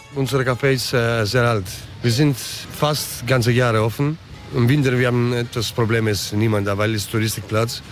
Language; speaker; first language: German; early bilingual, other home language; Greek